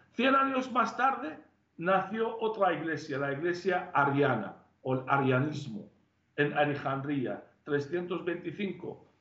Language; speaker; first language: Spanish; non-native, fluent; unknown